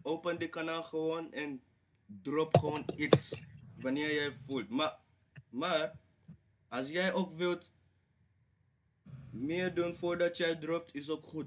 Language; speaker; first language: Dutch; non-native, fluent; English